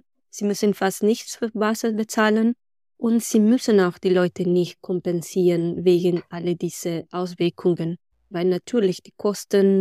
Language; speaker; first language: German; non-native, fluent; Spanish